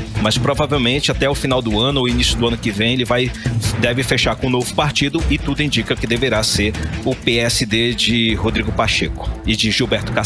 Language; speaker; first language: Portuguese; native; Portuguese